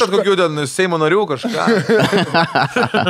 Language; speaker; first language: Lithuanian; native; Lithuanian